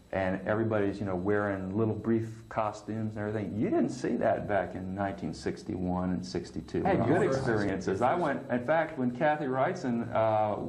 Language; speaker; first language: English; native; English